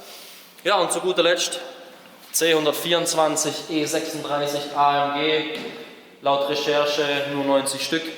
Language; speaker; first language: German; native; German